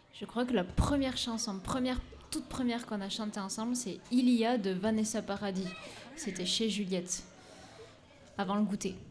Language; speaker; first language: French; native; French